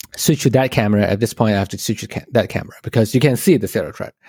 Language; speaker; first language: English; non-native, local second language; Chinese